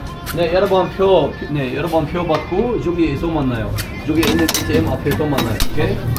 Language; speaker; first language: Korean; non-native, learner; Arabic